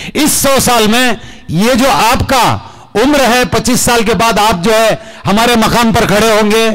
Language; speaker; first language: Hindi; non-native, local second language; Kannada